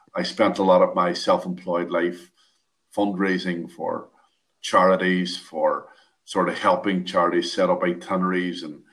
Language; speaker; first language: English; native; English